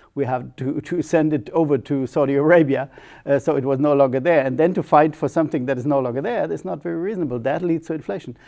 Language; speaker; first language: English; non-native, fluent; German